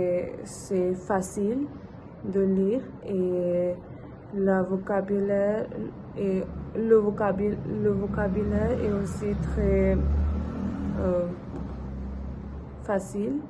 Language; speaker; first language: French; non-native, learner; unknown